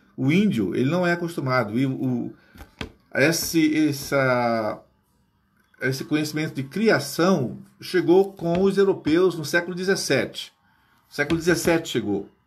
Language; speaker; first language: Portuguese; native; Portuguese